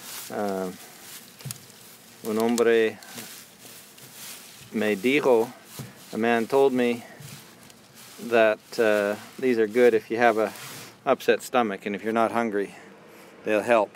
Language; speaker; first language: English; native; English